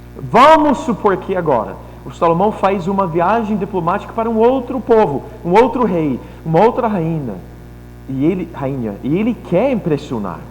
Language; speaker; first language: Portuguese; non-native, fluent; English